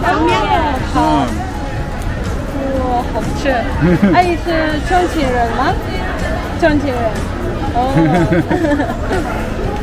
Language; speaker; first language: Chinese; non-native, learner; Armenian